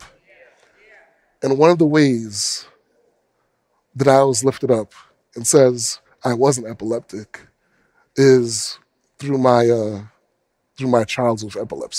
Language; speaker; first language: English; native; English